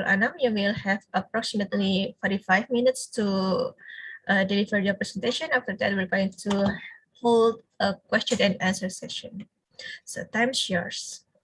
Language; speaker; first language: English; non-native, fluent; Indonesian